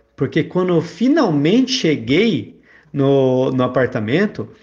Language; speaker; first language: Portuguese; native; Portuguese